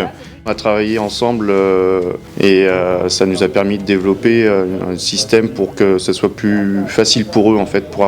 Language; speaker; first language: French; native; French